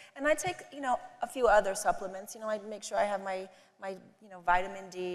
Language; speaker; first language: English; native; English